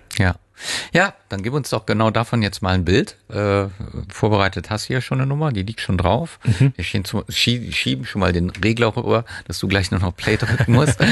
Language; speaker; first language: German; native; German